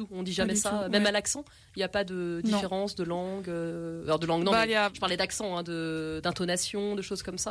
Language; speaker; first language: French; native; French